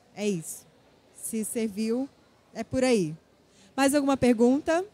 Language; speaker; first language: Portuguese; native; Portuguese